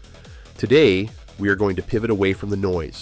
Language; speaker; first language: English; native; English